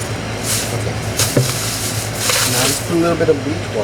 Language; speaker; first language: English; native; English